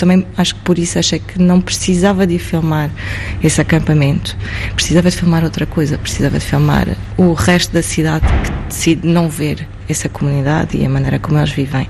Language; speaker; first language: Portuguese; early bilingual, heritage; Portuguese